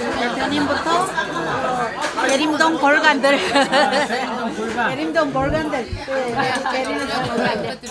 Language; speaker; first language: Korean; early bilingual, heritage; Korean